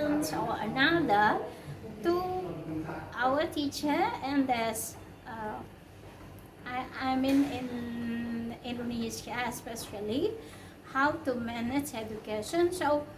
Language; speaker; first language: English; non-native, learner; Indonesian